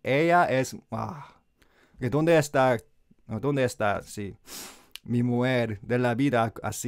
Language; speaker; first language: Spanish; non-native, learner; Korean